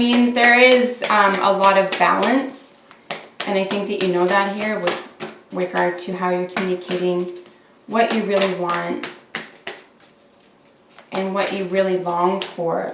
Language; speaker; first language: English; native; English